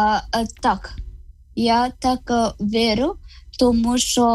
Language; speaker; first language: Ukrainian; non-native, learner; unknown